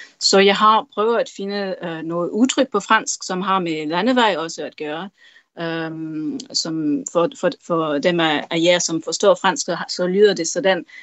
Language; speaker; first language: Danish; non-native, fluent; French